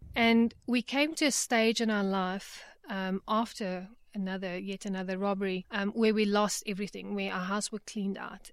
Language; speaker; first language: English; native; English